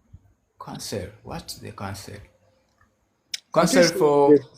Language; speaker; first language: English; non-native, learner; Swahili